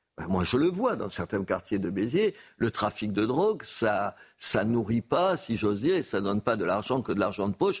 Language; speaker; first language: French; native; French